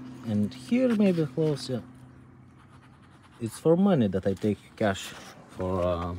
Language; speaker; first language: English; non-native, learner; Lithuanian